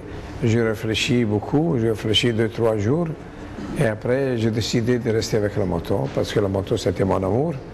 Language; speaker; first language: French; non-native, fluent; Italian